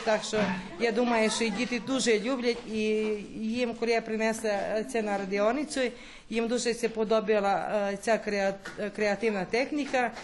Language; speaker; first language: Ukrainian; early bilingual, heritage; Ukrainian